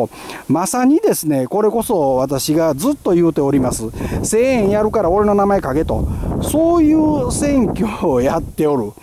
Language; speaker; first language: Japanese; native; Japanese